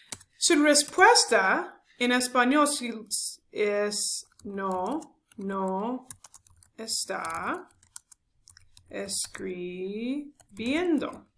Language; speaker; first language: Spanish; non-native, learner; English